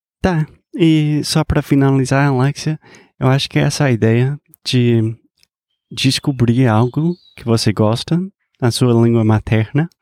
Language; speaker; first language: Portuguese; non-native, fluent; English